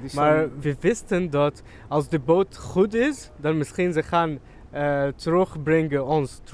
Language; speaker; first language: Dutch; non-native, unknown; Arabic